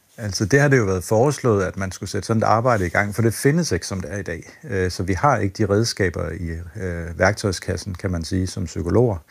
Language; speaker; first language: Danish; native; Danish